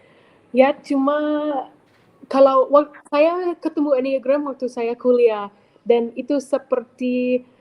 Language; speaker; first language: Indonesian; non-native, fluent; English